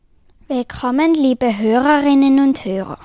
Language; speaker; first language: German; native; German